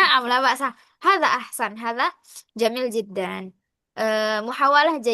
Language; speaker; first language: Arabic; non-native, fluent; Indonesian